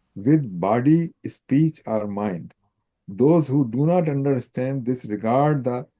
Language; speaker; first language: English; non-native, local second language; Hindi